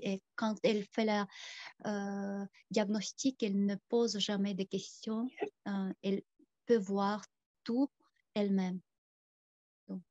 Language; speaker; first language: French; non-native, fluent; Tuvinian